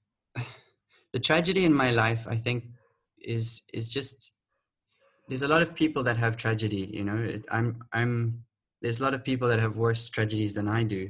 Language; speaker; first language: English; native; English